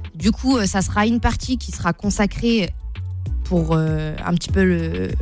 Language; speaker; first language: French; native; French